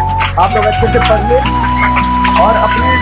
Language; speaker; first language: Hindi; native; Hindi